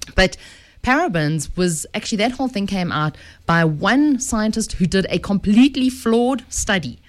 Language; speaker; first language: English; native; English